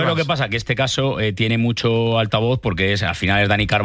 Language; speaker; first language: Spanish; native; Spanish